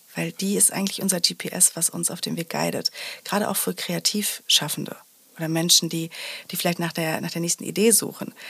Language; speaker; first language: German; native; German